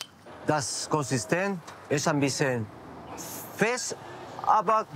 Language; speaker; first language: German; non-native, learner; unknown